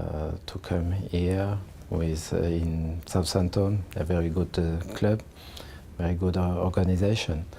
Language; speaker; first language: English; non-native, learner; French